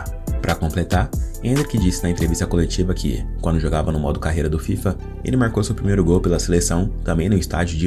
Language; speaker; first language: Portuguese; native; Portuguese